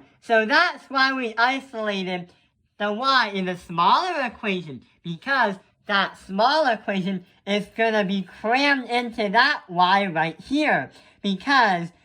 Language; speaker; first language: English; native; English